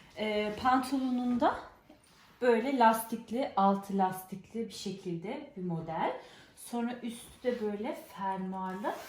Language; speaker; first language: Turkish; early bilingual, heritage; Turkish